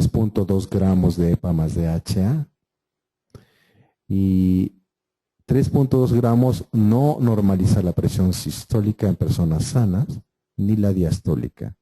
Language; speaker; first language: Spanish; native; Spanish